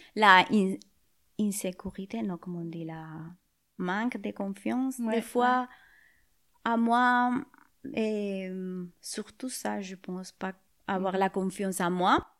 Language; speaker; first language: French; non-native, fluent; Spanish